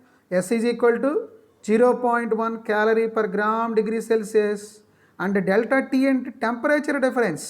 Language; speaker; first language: English; non-native, local second language; Telugu